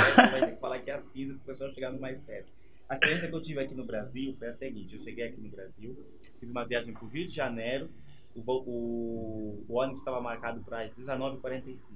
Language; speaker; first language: Portuguese; non-native, fluent; French